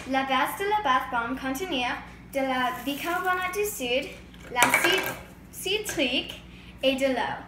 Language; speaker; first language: French; non-native, learner; English